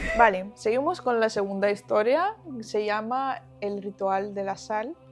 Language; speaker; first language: Spanish; non-native, fluent; Ukrainian